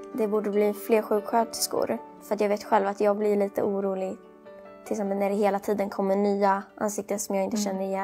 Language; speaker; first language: Swedish; native; Swedish